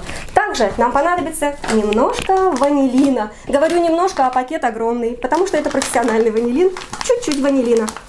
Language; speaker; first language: Russian; native; Russian